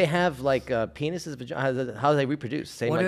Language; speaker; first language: English; native; English